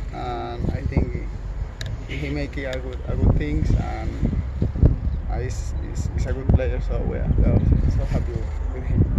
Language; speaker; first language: English; non-native, learner; Spanish